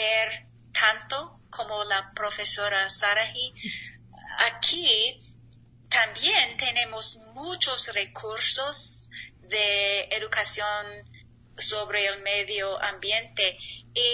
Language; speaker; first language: Spanish; non-native, learner; English